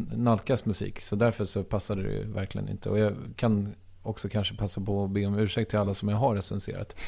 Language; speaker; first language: Swedish; native; Swedish